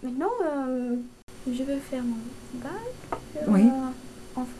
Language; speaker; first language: French; non-native, learner; German